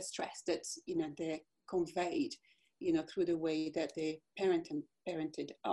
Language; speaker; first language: English; non-native, fluent; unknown